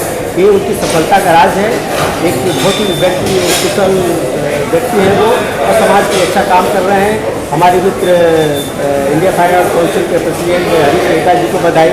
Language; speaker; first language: Hindi; native; Hindi